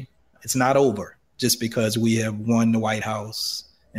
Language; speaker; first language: English; native; English